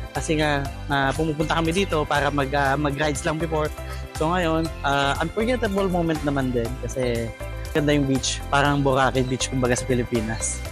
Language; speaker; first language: Filipino; native; Filipino